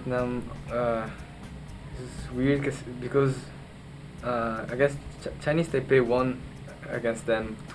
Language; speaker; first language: English; non-native, learner; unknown